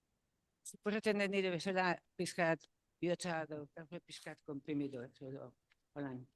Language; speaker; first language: Basque; non-native, local second language; Spanish